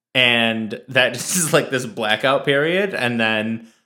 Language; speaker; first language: English; early bilingual, other home language; Hindi